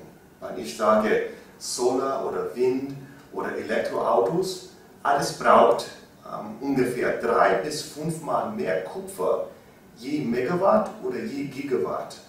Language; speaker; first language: German; non-native, learner; English